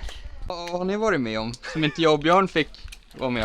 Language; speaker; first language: Swedish; native; Swedish